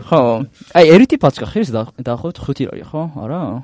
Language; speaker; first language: Georgian; non-native, learner; Japanese